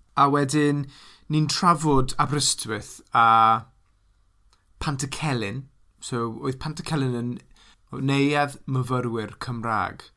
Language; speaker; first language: Welsh; non-native, local second language; English